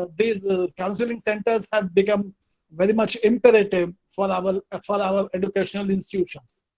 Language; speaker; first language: English; non-native, local second language; Hindi